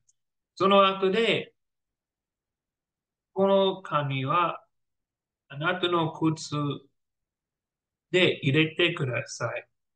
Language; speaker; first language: Japanese; non-native, learner; English